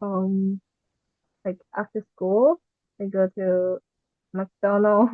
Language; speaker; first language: English; non-native, learner; Japanese